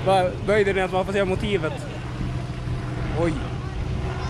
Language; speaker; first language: Swedish; native; Swedish